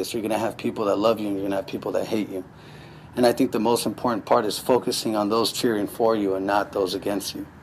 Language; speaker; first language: English; native; English